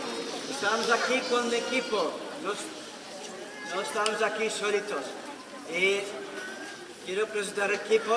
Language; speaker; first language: Spanish; non-native, learner; Dutch